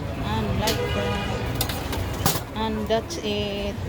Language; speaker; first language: English; non-native, learner; Filipino